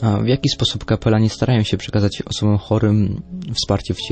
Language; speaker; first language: Polish; native; Polish